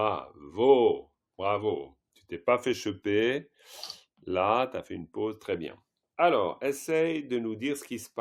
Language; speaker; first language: French; native; French